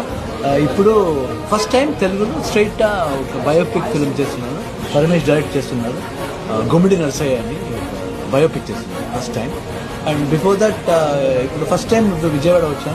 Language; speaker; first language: Telugu; non-native, fluent; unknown